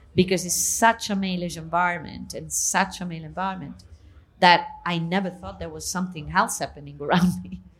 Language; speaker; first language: English; non-native, fluent; Italian